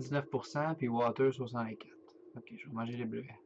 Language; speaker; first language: French; native; French